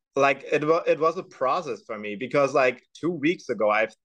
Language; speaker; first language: English; non-native, fluent; German